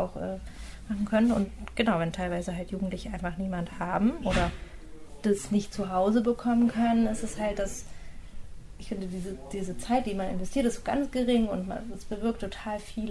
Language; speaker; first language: German; native; German